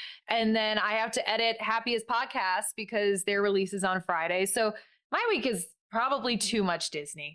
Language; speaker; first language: English; native; English